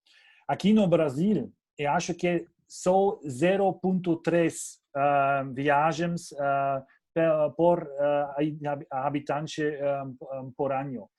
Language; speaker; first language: Portuguese; non-native, fluent; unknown